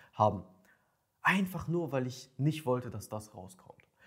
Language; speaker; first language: German; early bilingual, other home language; Ukrainian